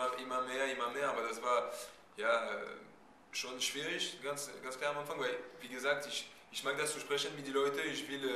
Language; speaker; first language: German; non-native, fluent; French